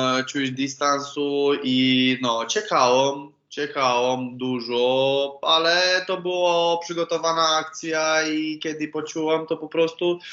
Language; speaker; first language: Polish; non-native, learner; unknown